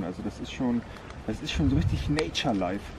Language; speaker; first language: German; native; German